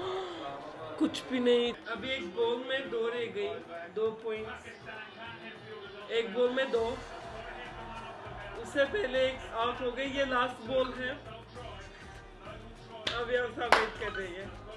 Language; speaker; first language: Hindi; non-native, learner; Turkish